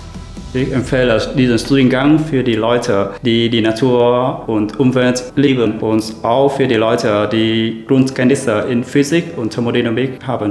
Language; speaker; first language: German; non-native, fluent; Vietnamese